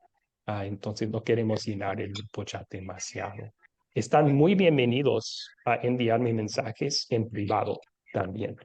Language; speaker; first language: Spanish; non-native, fluent; English